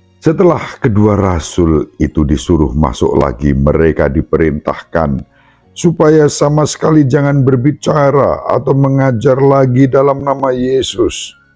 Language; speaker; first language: Indonesian; native; Indonesian